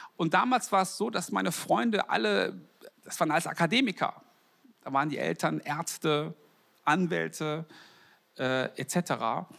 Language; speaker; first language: German; early bilingual, other home language; Korean